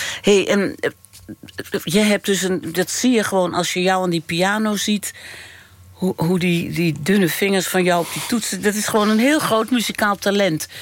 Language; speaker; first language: Dutch; native; Dutch